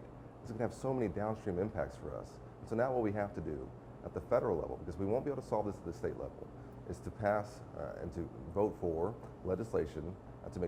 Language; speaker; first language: English; native; English